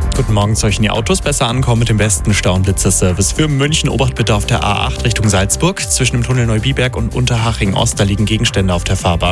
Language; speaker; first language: German; native; German